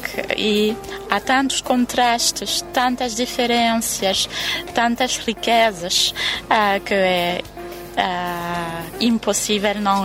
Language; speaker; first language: Portuguese; non-native, fluent; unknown